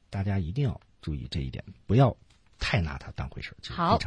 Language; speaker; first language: Chinese; native; Chinese